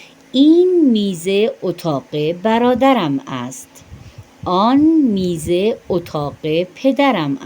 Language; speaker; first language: Persian; non-native, fluent; Urdu